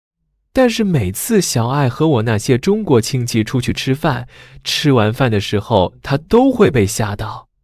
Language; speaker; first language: Chinese; native; Chinese